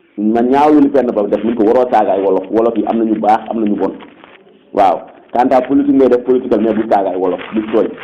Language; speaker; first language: Wolof; non-native, local second language; Fula